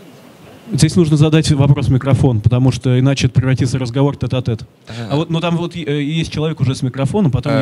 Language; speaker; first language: Russian; native; Russian